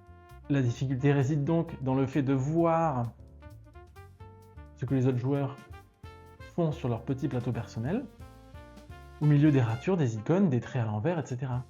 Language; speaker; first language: French; native; French